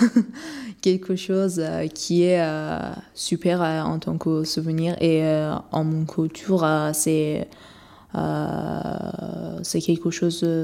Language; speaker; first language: French; non-native, learner; Persian